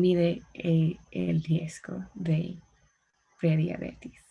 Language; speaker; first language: Spanish; non-native, learner; English